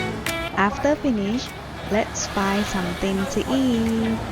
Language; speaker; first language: English; non-native, learner; Thai